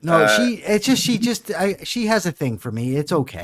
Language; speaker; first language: English; native; English